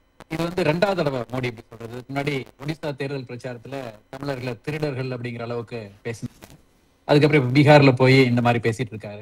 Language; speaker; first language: Tamil; native; Tamil